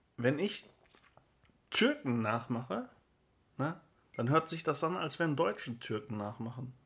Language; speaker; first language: German; early bilingual, other home language; Turkish